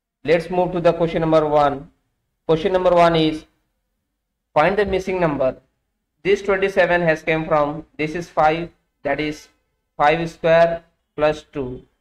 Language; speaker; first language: English; non-native, local second language; Hindi